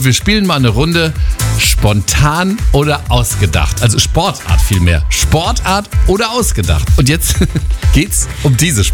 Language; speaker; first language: German; native; German